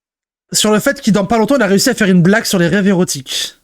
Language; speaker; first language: French; native; French